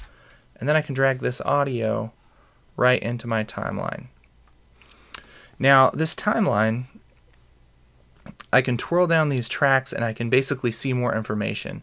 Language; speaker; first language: English; native; English